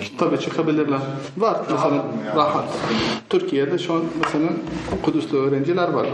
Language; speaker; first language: Turkish; non-native, fluent; Arabic